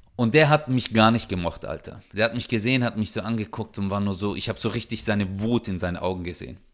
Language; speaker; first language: German; early bilingual, other home language; Turkish